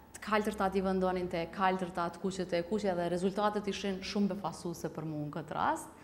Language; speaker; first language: Albanian; native; Albanian